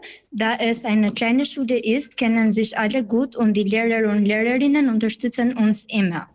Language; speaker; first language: German; non-native, fluent; Albanian